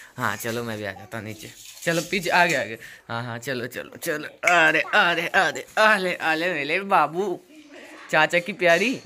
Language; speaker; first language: Hindi; native; Hindi